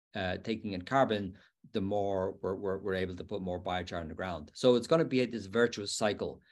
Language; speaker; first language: English; native; English